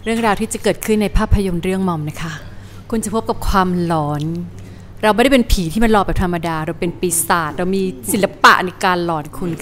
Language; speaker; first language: Thai; native; Thai